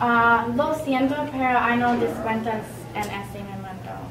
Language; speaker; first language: Spanish; non-native, learner; English